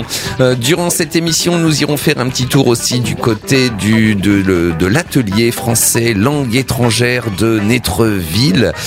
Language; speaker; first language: French; native; French